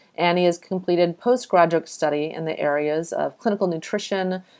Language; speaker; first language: English; native; English